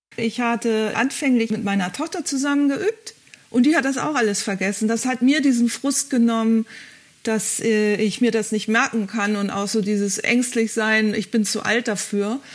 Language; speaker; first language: German; native; German